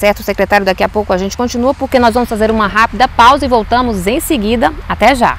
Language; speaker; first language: Portuguese; native; Portuguese